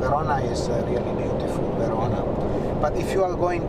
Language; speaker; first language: English; non-native, learner; Italian